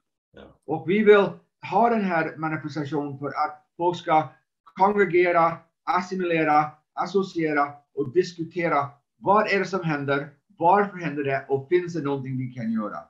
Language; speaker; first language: Swedish; non-native, fluent; English